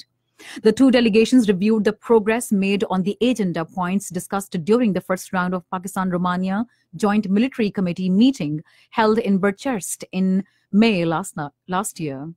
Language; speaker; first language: English; non-native, local second language; Urdu